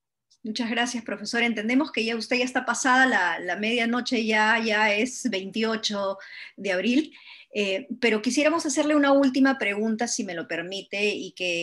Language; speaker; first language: Spanish; native; Spanish